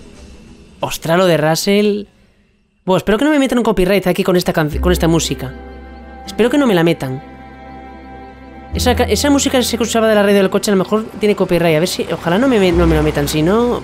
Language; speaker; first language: Spanish; native; Spanish